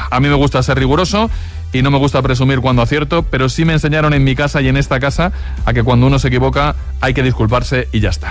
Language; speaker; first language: Spanish; native; Spanish